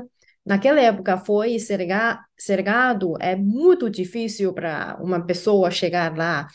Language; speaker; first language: Portuguese; non-native, fluent; Chinese